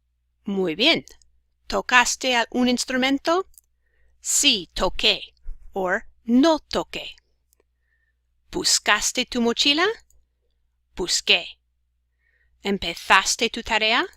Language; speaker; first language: Spanish; non-native, fluent; English